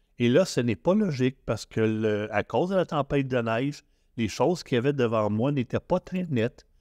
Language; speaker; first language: French; native; French